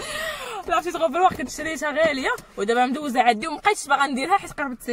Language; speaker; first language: Arabic; native; Arabic